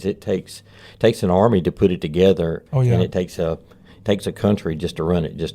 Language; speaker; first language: English; native; English